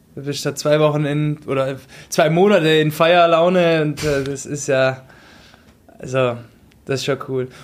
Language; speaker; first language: German; native; German